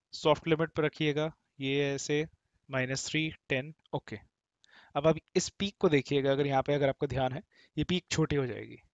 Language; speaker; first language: Hindi; native; Hindi